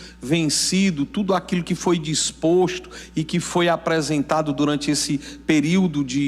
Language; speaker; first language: Portuguese; native; Portuguese